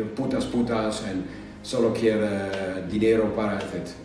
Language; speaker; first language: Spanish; non-native, learner; Dutch